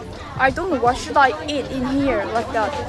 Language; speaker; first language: English; non-native, learner; Korean